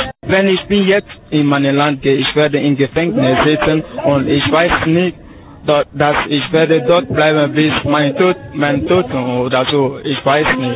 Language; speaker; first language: German; non-native, learner; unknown